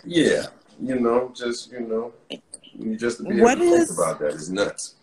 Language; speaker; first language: English; native; English